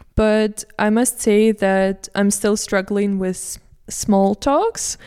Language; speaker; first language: English; non-native, fluent; Russian